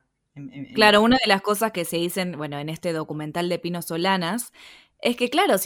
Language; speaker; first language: Spanish; native; Spanish